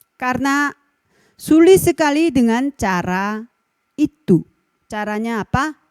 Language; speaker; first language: Indonesian; non-native, fluent; Korean